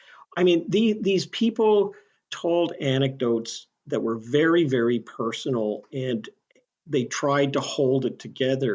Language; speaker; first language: English; native; English